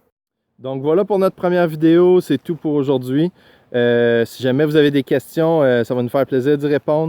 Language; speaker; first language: French; native; French